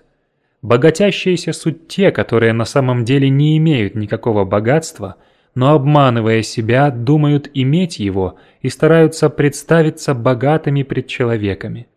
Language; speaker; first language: Russian; native; Russian